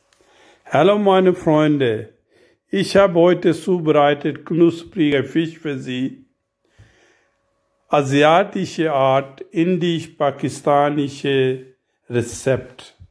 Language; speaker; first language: German; non-native, learner; Urdu